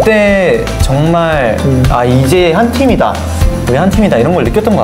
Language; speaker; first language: Korean; native; Korean